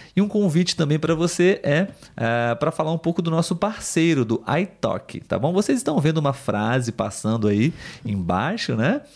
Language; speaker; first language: Portuguese; native; Portuguese